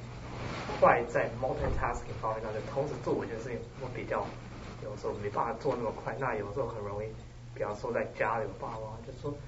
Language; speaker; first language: Chinese; early bilingual, other home language; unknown